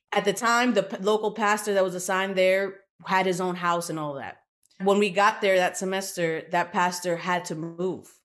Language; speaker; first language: English; native; English